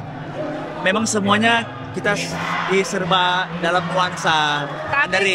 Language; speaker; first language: Indonesian; native; Indonesian